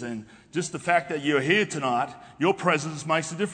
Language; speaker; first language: English; native; English